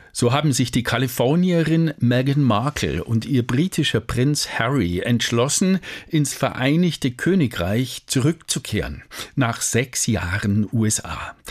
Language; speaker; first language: German; native; German